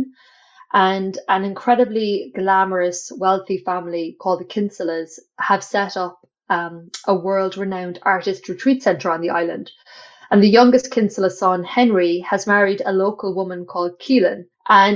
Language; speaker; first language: English; native; English